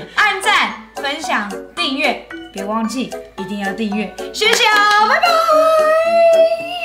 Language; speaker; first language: Chinese; early bilingual, heritage; Chinese